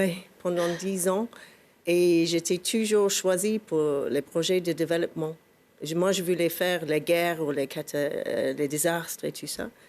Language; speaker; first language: French; non-native, fluent; English